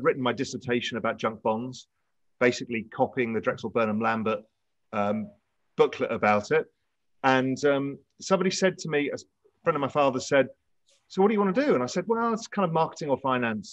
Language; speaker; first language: English; native; English